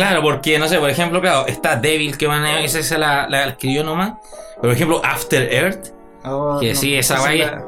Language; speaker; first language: Spanish; native; Spanish